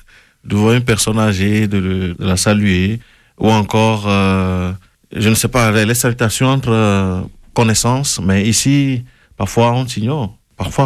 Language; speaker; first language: French; non-native, local second language; Ewe